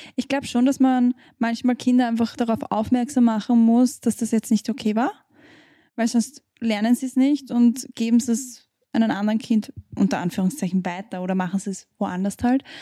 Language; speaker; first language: German; native; German